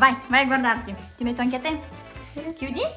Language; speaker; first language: Italian; native; Italian